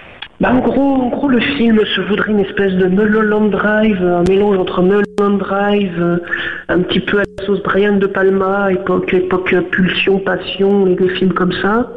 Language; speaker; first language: French; native; French